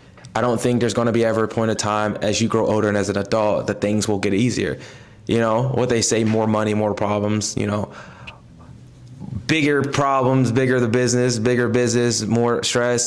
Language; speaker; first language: English; native; English